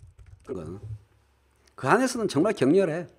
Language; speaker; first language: Korean; native; Korean